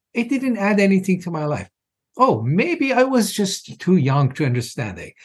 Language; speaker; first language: English; non-native, fluent; Persian